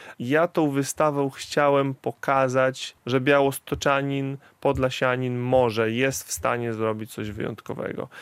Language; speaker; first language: Polish; native; Polish